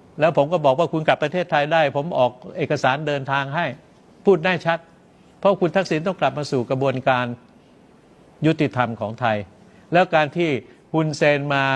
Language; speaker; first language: Thai; native; Thai